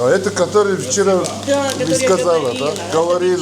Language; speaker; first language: Russian; non-native, learner; Mongolian